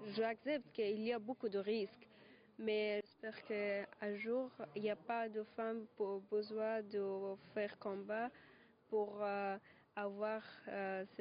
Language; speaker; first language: French; non-native, learner; Persian